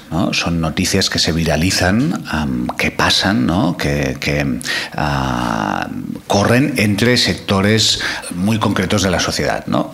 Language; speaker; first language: Spanish; non-native, local second language; Catalan